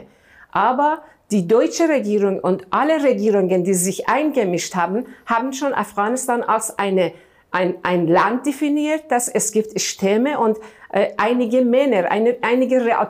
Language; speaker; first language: German; non-native, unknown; Persian